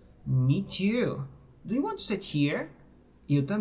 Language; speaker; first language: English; non-native, fluent; Portuguese